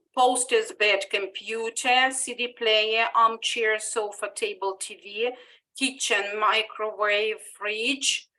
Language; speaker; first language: English; non-native, fluent; Ukrainian